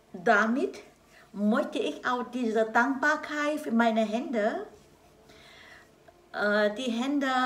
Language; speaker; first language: German; non-native, learner; Vietnamese